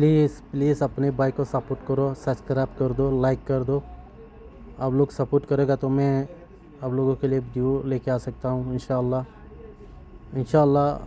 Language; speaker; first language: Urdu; non-native, fluent; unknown